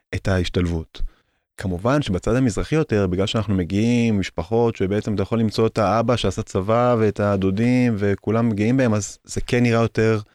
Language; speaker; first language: Hebrew; native; Hebrew